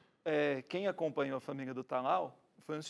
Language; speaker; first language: Portuguese; native; Portuguese